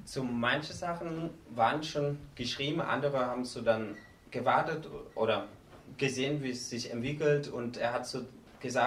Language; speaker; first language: German; non-native, learner; Spanish